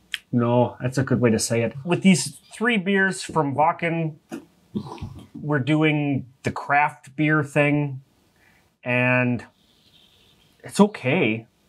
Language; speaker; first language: English; native; English